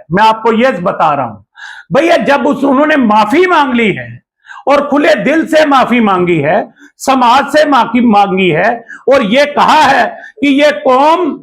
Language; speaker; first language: Hindi; non-native, local second language; Punjabi